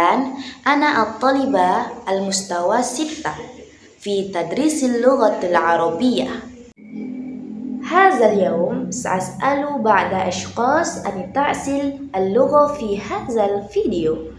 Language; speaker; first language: Arabic; non-native, learner; Indonesian